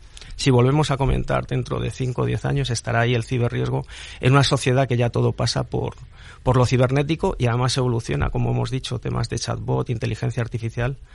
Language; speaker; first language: Spanish; native; Spanish